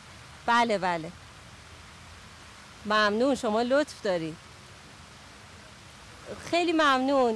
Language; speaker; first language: Persian; native; Persian